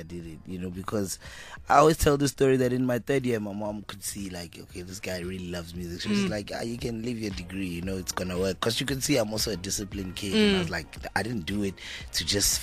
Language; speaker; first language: English; non-native, local second language; Tswana